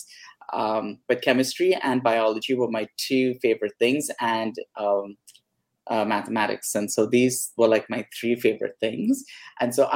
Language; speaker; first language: English; non-native, local second language; Hindi